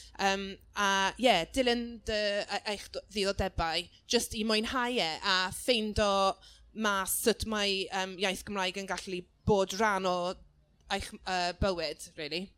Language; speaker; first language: Welsh; non-native, local second language; English